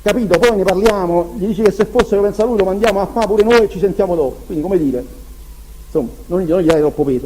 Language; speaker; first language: Italian; native; Italian